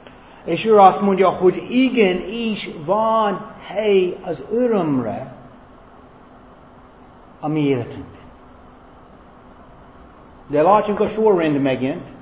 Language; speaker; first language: Hungarian; non-native, fluent; German